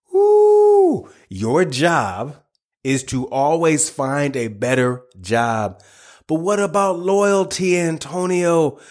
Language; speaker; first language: English; native; English